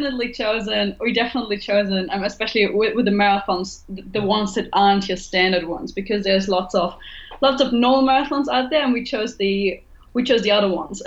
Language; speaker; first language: English; non-native, fluent; German